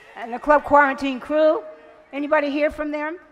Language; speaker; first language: English; native; English